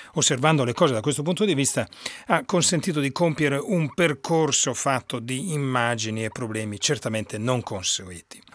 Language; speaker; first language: Italian; native; Italian